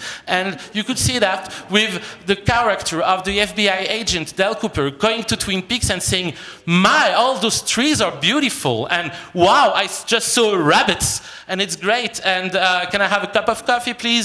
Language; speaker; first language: English; non-native, fluent; French